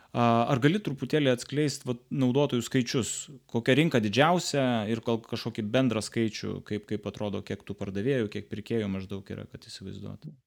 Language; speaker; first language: Lithuanian; native; Lithuanian